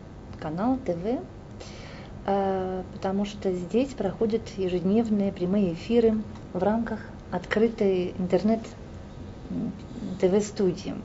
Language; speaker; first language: Russian; native; Russian